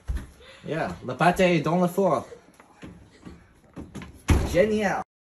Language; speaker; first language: French; non-native, learner; English